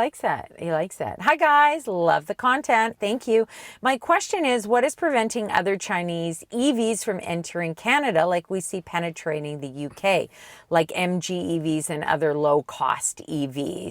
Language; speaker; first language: English; native; English